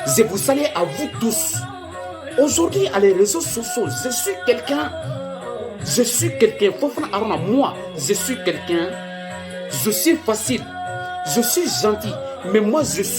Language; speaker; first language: French; non-native, local second language; Bambara